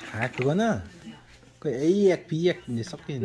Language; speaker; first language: Korean; native; Korean